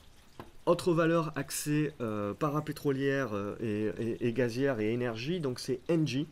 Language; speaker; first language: French; native; French